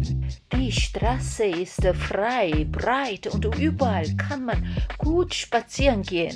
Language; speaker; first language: German; non-native, fluent; Korean